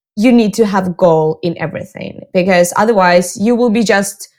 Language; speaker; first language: English; non-native, fluent; Russian